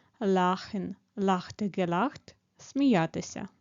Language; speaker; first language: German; non-native, fluent; Ukrainian